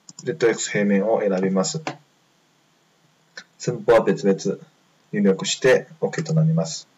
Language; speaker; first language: Japanese; non-native, fluent; Chinese